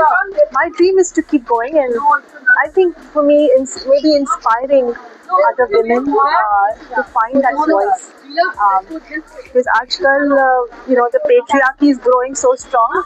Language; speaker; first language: English; non-native, local second language; Hindi